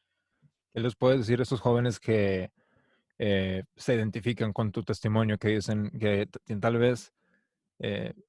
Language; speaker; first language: Spanish; native; Spanish